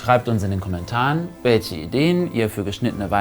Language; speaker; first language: German; native; German